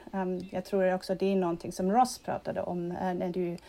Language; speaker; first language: Swedish; non-native, fluent; German